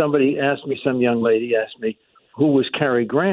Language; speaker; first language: English; native; English